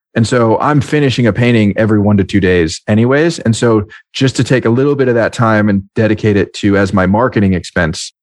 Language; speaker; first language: English; native; English